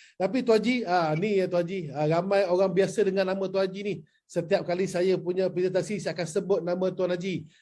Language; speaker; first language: Malay; non-native, local second language; Chinese